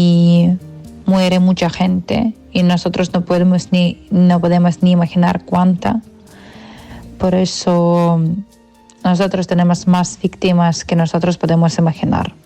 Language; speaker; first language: Spanish; non-native, fluent; Ukrainian